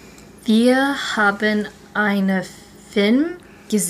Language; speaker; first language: German; non-native, learner; English